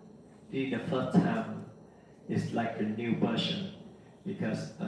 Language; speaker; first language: English; non-native, learner; Vietnamese